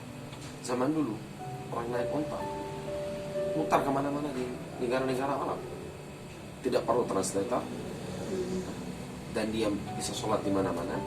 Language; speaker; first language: Indonesian; non-native, fluent; Arabic